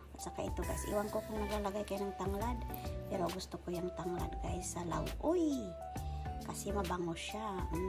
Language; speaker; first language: Filipino; non-native, local second language; Cebuano